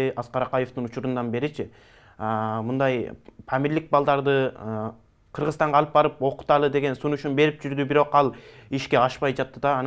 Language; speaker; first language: Kyrgyz; early bilingual, heritage; Kyrgyz